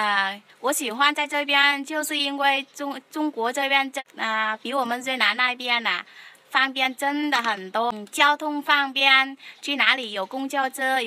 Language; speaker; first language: Chinese; non-native, fluent; Vietnamese